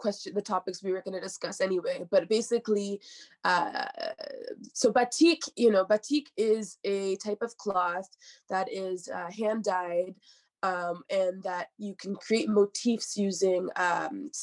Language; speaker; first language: English; native; English